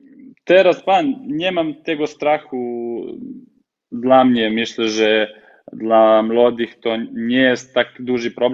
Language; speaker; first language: Polish; non-native, fluent; Serbian